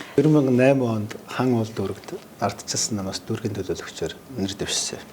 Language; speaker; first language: Mongolian; native; Mongolian